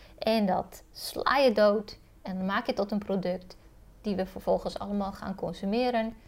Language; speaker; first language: Dutch; early bilingual, other home language; Romanian